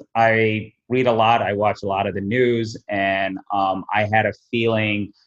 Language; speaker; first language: English; early bilingual, other home language; Somali